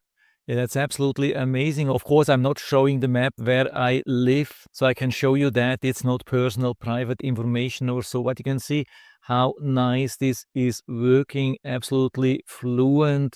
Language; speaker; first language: English; non-native, fluent; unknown